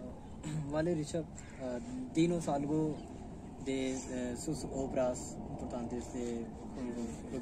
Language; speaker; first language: Spanish; non-native, learner; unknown